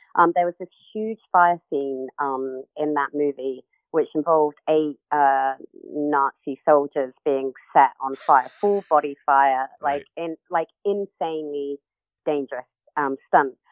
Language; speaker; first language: English; native; English